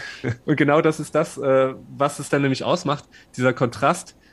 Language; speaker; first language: German; native; German